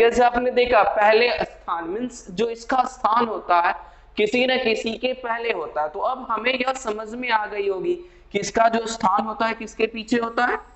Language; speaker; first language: Hindi; native; Hindi